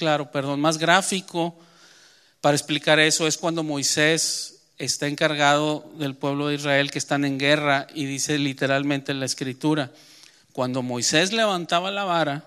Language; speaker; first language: Spanish; native; Spanish